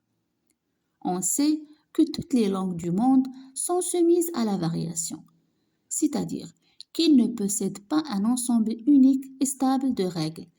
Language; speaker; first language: French; non-native, local second language; Arabic